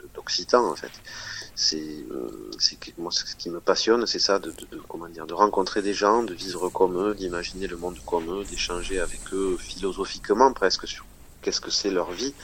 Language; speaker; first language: French; native; French